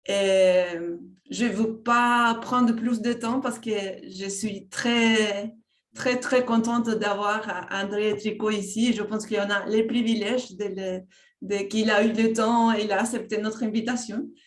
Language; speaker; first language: French; non-native, fluent; Spanish